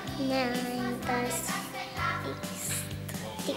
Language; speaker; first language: German; non-native, learner; Slovenian